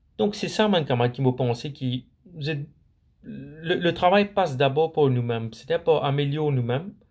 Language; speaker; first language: French; non-native, local second language; Morisyen